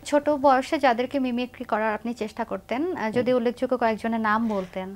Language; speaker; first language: Bangla; native; Bangla